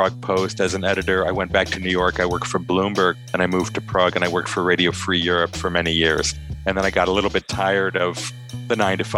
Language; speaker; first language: English; native; English